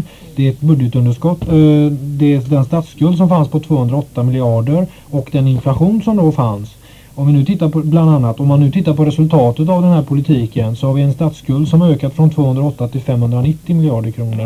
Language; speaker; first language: Swedish; native; Swedish